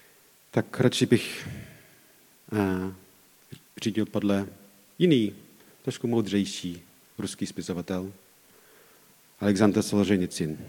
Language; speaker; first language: Czech; non-native, fluent; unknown